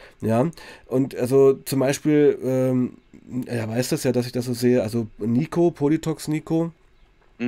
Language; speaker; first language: German; native; German